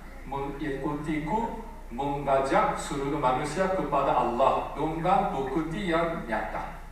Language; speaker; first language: Indonesian; non-native, fluent; Japanese